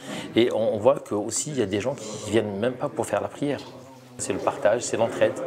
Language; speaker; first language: French; non-native, local second language; Arabic